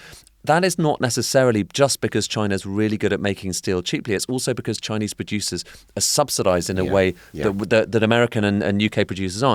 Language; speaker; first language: English; native; English